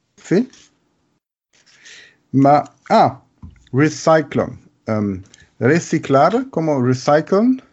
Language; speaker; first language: Italian; non-native, learner; German